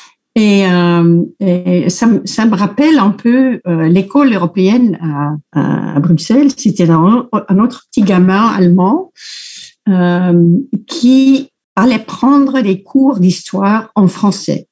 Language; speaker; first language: French; non-native, fluent; Dutch